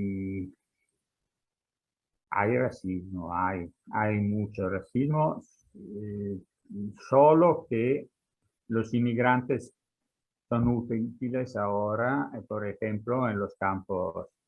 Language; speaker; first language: Spanish; non-native, fluent; Italian